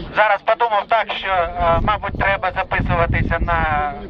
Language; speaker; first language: Ukrainian; non-native, local second language; Russian